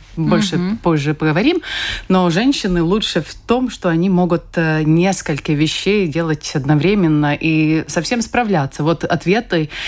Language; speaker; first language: Russian; non-native, fluent; Latvian